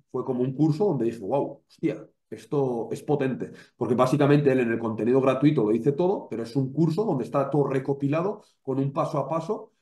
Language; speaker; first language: Spanish; native; Spanish